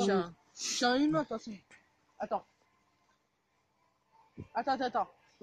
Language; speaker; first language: French; native; French